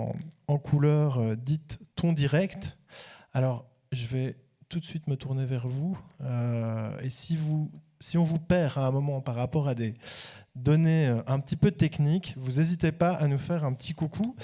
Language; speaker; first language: French; native; French